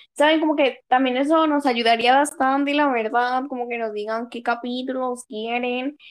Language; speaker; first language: Spanish; native; Spanish